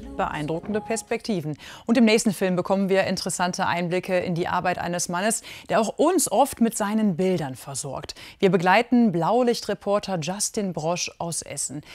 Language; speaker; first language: German; native; German